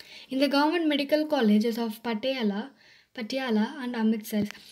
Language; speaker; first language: English; non-native, local second language; Tamil